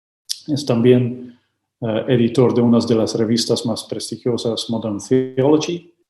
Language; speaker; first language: Spanish; non-native, fluent; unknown